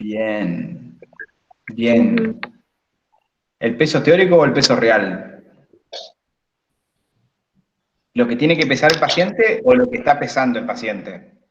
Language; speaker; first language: Spanish; native; Spanish